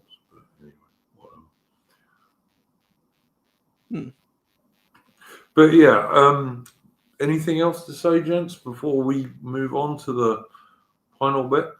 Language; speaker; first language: English; native; English